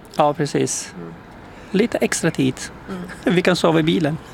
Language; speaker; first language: Swedish; non-native, learner; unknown